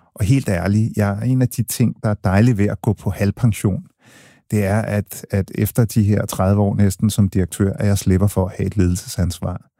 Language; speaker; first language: Danish; early bilingual, other home language; English